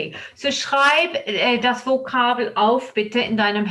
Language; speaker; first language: German; non-native, fluent; English